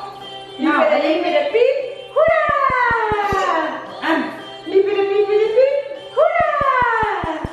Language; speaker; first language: Dutch; native; Dutch